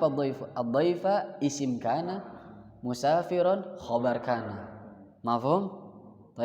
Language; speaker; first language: Arabic; non-native, fluent; Indonesian